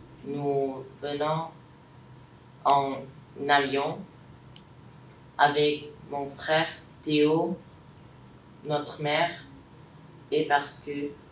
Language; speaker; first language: French; non-native, learner; Thai